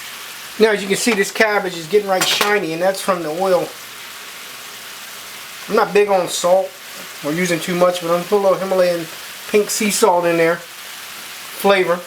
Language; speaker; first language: English; native; English